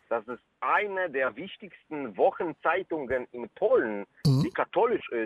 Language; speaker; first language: German; non-native, fluent; Polish